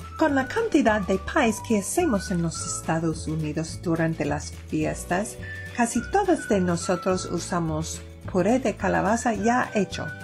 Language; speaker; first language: Spanish; non-native, fluent; English